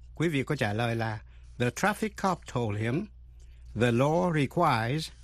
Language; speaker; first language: English; non-native, fluent; Vietnamese